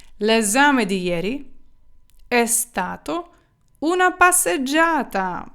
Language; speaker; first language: Italian; non-native, fluent; Ukrainian